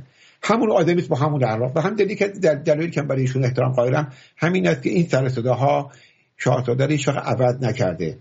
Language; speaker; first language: Persian; native; Persian